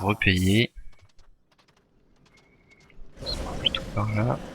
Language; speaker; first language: French; native; French